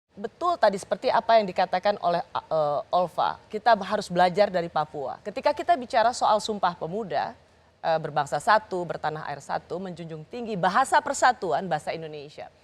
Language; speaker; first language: Indonesian; native; Indonesian